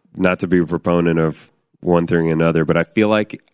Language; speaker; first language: English; native; English